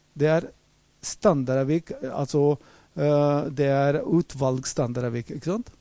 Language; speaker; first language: Norwegian; non-native, fluent; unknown